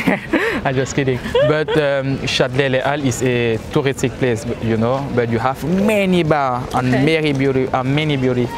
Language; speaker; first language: English; non-native, learner; French